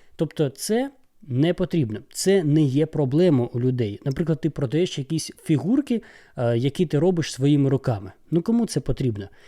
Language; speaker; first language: Ukrainian; non-native, local second language; Russian